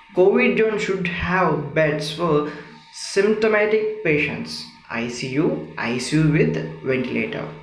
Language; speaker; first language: English; non-native, local second language; Telugu